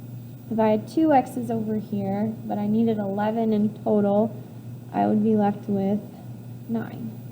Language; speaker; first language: English; native; English